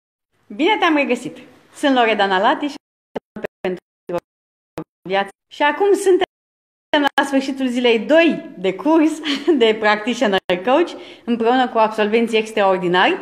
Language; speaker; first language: Romanian; native; Romanian